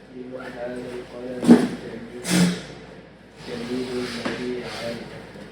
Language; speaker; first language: Arabic; non-native, learner; English